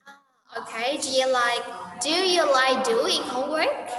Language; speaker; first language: English; non-native, fluent; Vietnamese